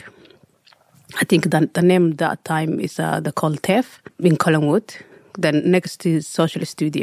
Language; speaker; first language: English; non-native, learner; Somali